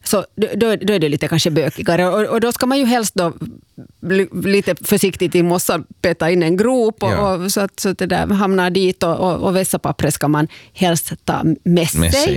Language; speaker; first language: Swedish; native; Swedish